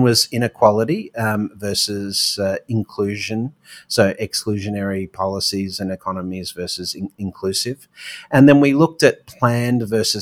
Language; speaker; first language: English; native; English